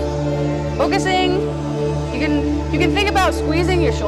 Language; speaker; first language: English; native; English